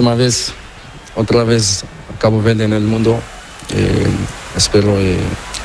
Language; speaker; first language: Spanish; non-native, learner; Portuguese